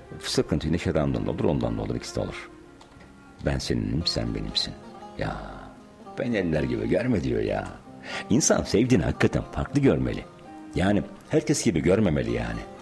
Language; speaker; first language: Turkish; native; Turkish